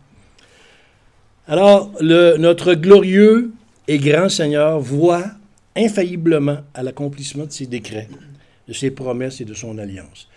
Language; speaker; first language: French; native; French